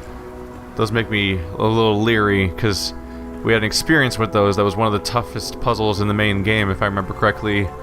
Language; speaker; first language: English; native; English